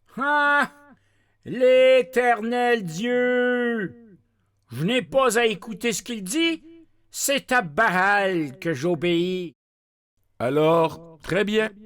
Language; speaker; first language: French; native; French